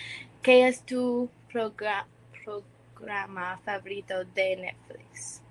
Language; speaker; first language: Spanish; non-native, learner; English